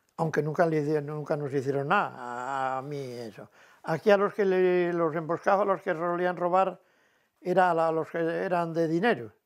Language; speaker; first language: Spanish; native; Spanish